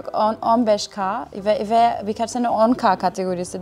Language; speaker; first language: Turkish; non-native, fluent; German